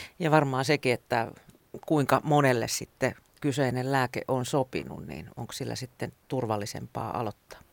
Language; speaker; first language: Finnish; native; Finnish